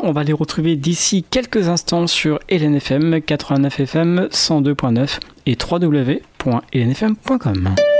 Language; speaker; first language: French; native; French